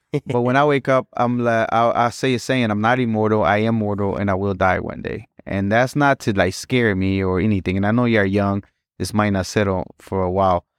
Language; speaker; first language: English; early bilingual, other home language; Spanish